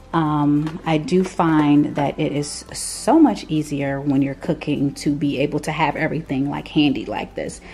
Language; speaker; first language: English; native; English